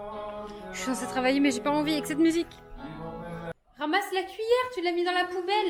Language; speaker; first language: French; native; French